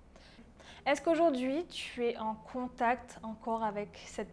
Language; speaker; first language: French; native; French